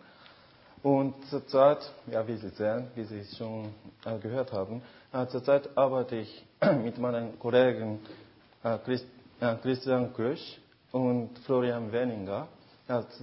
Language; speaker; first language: German; non-native, fluent; Japanese